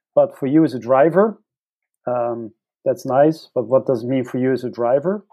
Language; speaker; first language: English; non-native, fluent; Dutch